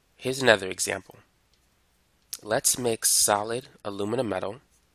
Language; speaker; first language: English; native; English